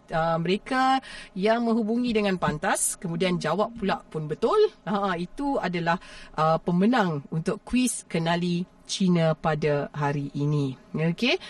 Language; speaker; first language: Malay; native; Malay